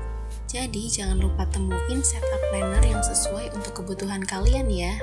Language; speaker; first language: Indonesian; native; Indonesian